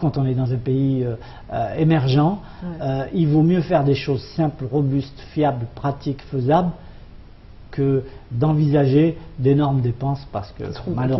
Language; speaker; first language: French; non-native, local second language; Arabic